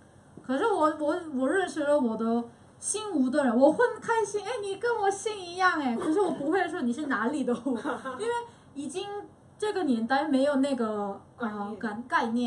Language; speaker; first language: Chinese; non-native, fluent; Korean